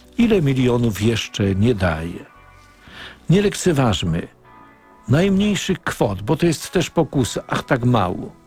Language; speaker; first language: Polish; native; Polish